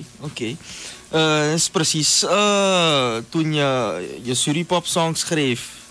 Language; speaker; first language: Dutch; native; Dutch